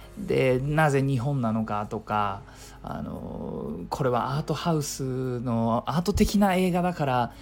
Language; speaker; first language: Japanese; native; Japanese